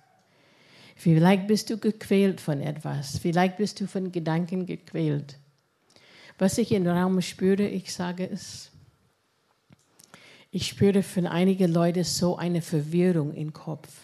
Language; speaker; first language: German; non-native, fluent; English